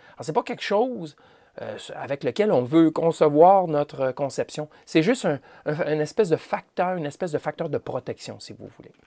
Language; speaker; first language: French; native; French